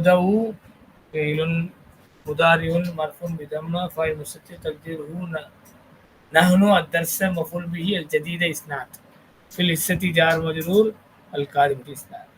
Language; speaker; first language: Arabic; non-native, fluent; Tamil